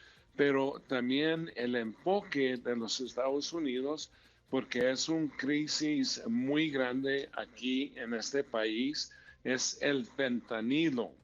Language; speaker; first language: Spanish; early bilingual, heritage; Spanish